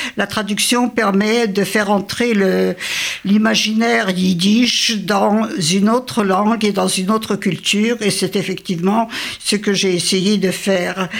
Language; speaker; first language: French; early bilingual, other home language; Yiddish